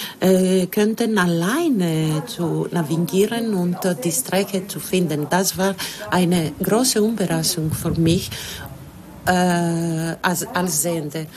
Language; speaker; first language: German; non-native, learner; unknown